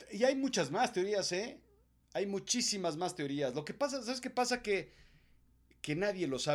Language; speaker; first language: Spanish; native; Spanish